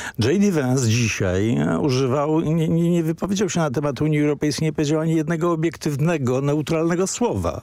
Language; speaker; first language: Polish; native; Polish